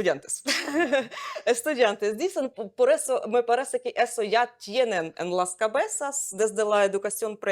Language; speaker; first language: Spanish; non-native, fluent; Ukrainian